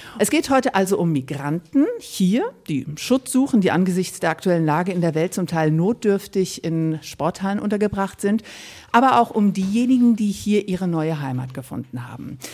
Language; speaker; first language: German; native; German